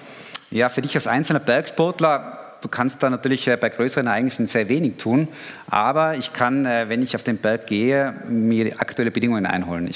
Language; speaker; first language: German; native; German